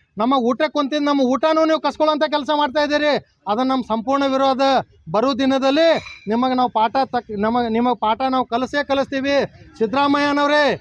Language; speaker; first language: Kannada; non-native, local second language; Lambadi